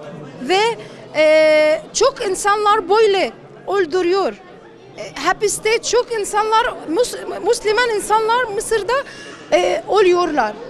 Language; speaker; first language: Turkish; non-native, learner; Arabic